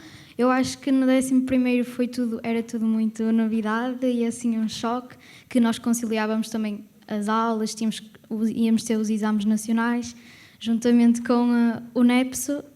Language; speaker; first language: Portuguese; native; Portuguese